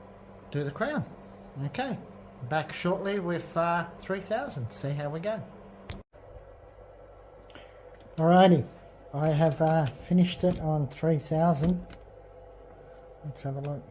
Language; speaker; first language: English; native; English